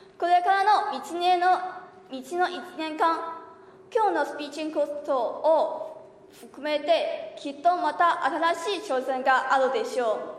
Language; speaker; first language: Japanese; non-native, learner; Chinese